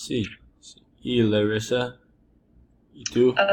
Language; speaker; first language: Spanish; non-native, learner; English